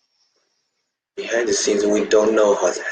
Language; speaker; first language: English; non-native, learner; Chinese